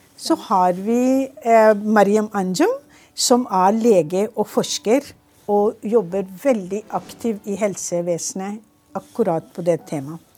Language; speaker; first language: Norwegian; non-native, fluent; Urdu